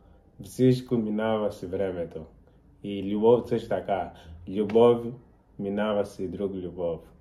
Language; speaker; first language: Bulgarian; non-native, learner; Portuguese